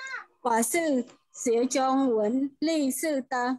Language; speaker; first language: Chinese; non-native, learner; Khmer